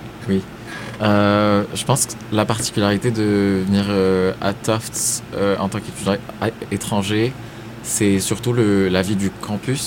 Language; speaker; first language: French; non-native, local second language; Arabic